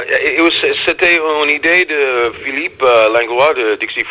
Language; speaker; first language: French; non-native, learner; English